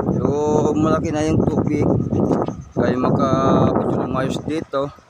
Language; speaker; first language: Filipino; non-native, local second language; Waray